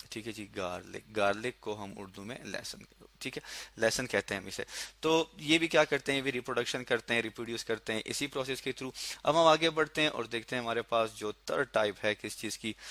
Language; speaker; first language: Urdu; native; Urdu